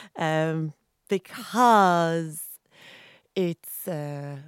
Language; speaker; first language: English; non-native, local second language; Irish